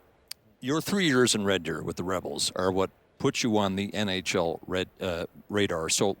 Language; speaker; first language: English; native; English